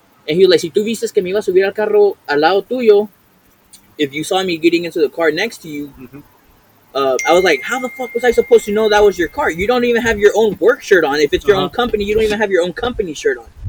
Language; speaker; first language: English; early bilingual, other home language; Spanish